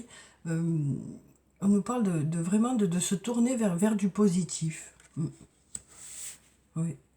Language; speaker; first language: French; native; French